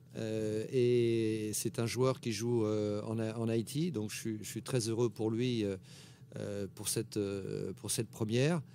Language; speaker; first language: French; native; French